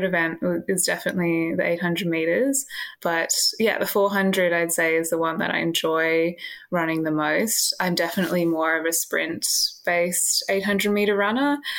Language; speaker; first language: English; native; English